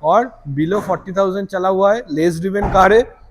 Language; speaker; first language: Hindi; non-native, local second language; Bangla